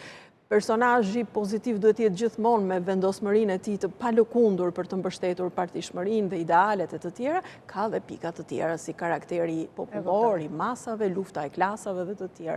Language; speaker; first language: Albanian; native; Albanian